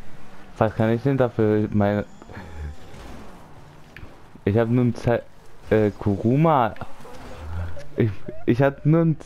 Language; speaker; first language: German; native; German